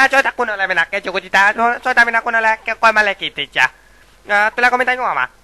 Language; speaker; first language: Finnish; non-native, learner; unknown